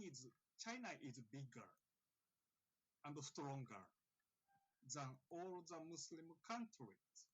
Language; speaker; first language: English; non-native, fluent; Japanese